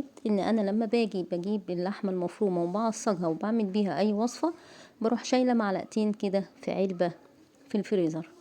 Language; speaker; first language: Arabic; native; Arabic